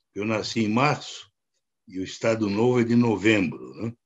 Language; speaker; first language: Portuguese; native; Portuguese